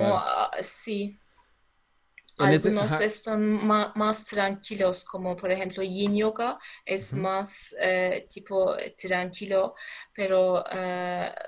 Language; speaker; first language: Spanish; non-native, learner; Turkish